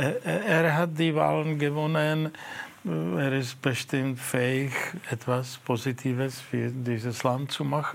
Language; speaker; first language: German; non-native, fluent; Czech